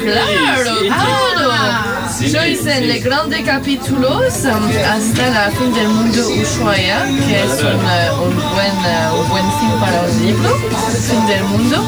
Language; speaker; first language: Spanish; non-native, learner; French